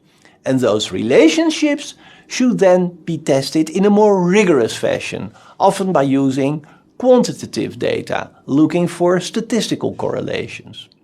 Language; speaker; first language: English; non-native, fluent; Dutch